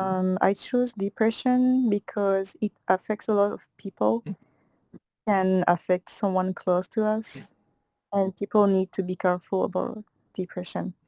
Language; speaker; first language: English; non-native, fluent; Thai